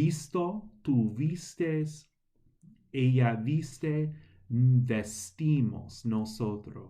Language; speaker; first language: Spanish; non-native, fluent; English